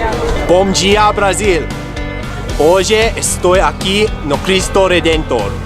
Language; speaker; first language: Portuguese; non-native, learner; English